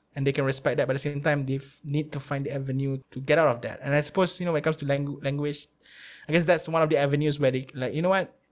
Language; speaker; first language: English; non-native, local second language; Malay